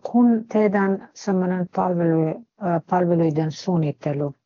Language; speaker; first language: Finnish; non-native, fluent; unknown